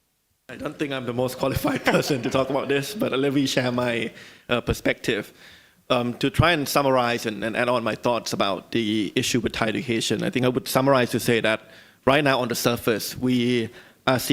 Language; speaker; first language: English; non-native, fluent; Thai